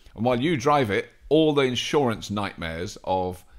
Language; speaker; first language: English; native; English